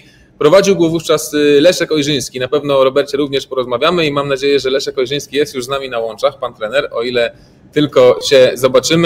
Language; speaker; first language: Polish; native; Polish